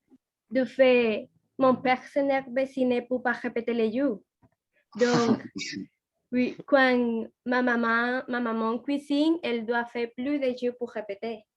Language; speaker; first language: French; non-native, learner; Spanish